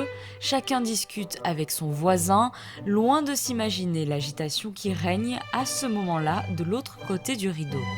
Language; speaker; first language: French; native; French